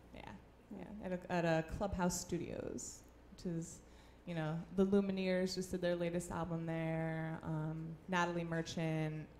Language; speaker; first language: English; native; English